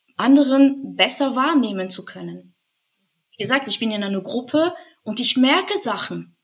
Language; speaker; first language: German; non-native, fluent; French